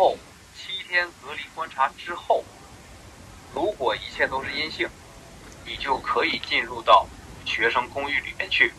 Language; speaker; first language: Chinese; native; Chinese